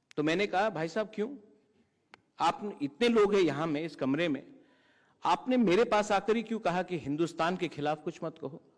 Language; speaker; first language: Hindi; non-native, local second language; Kok Borok